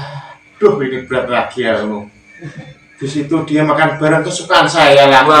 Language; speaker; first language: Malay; non-native, local second language; Javanese